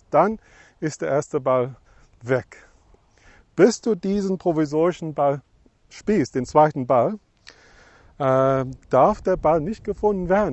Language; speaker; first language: German; non-native, fluent; English